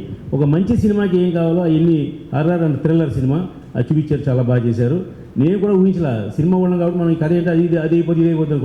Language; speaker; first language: Telugu; native; Telugu